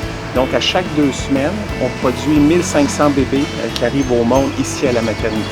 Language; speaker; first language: French; native; French